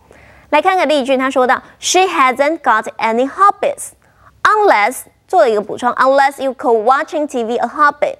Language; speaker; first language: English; non-native, fluent; Chinese